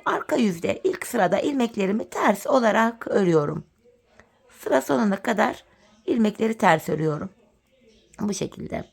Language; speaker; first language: Turkish; native; Turkish